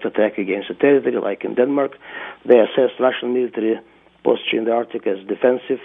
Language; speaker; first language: English; non-native, fluent; Russian